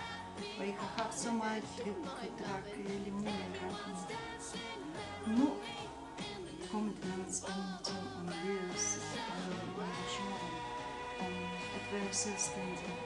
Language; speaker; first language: Danish; non-native, fluent; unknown